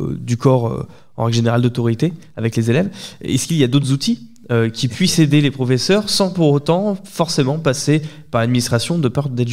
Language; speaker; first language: French; native; French